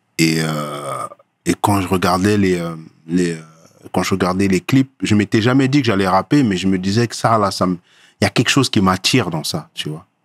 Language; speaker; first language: French; early bilingual, other home language; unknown